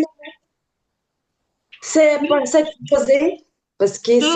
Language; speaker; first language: French; non-native, learner; Ukrainian